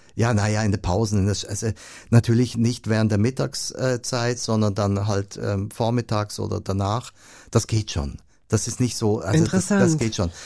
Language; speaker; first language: German; native; German